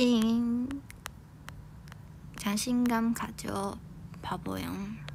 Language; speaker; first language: Korean; non-native, fluent; Chinese